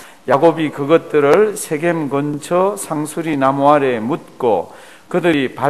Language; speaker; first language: Korean; native; Korean